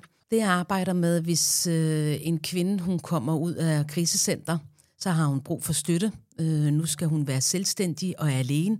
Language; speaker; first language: Danish; non-native, fluent; Arabic